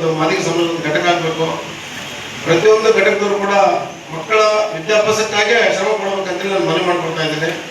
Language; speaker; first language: Kannada; native; Kannada